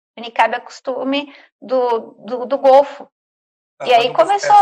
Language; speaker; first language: Portuguese; native; Portuguese